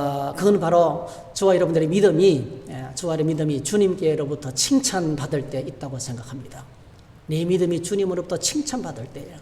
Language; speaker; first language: Korean; native; Korean